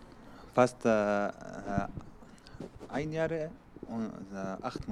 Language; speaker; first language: German; non-native, learner; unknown